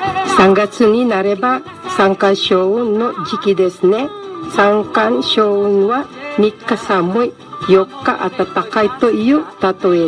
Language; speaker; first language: Japanese; non-native, learner; Filipino